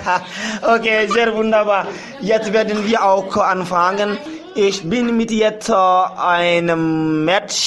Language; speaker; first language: German; non-native, learner; Bambara